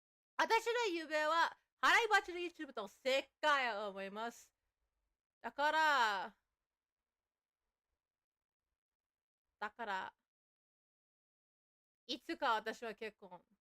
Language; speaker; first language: Japanese; non-native, learner; English